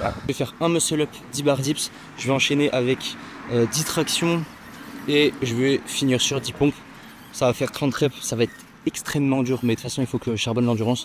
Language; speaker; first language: French; native; French